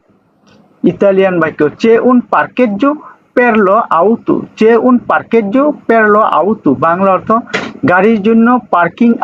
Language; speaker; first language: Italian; non-native, learner; Bangla